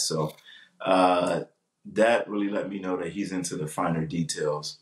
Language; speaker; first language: English; native; English